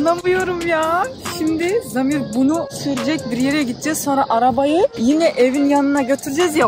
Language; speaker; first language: Turkish; non-native, fluent; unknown